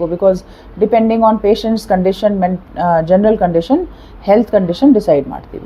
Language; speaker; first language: Kannada; non-native, learner; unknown